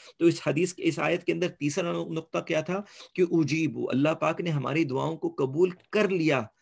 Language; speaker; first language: Urdu; early bilingual, heritage; Urdu